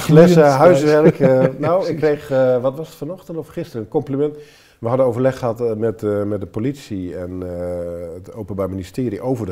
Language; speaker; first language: Dutch; native; Dutch